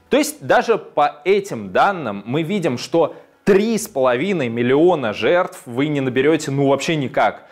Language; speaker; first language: Russian; native; Russian